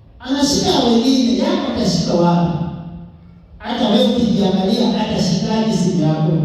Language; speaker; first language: Swahili; non-native, local second language; Luo (Kenya and Tanzania)